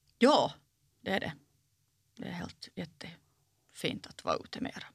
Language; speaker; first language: Swedish; native; Swedish